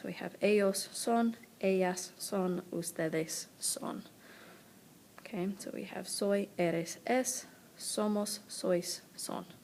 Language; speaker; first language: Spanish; non-native, fluent; English